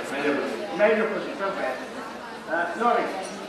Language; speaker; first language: Italian; native; Italian